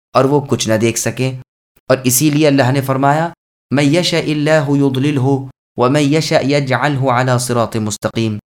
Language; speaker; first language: Urdu; native; Urdu